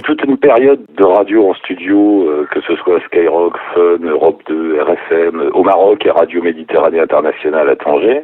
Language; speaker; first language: French; native; French